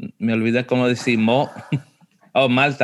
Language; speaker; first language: Spanish; early bilingual, heritage; Spanish